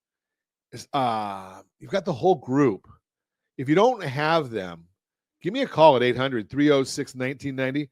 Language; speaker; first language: English; native; English